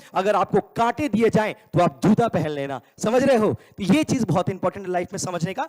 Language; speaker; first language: Hindi; native; Hindi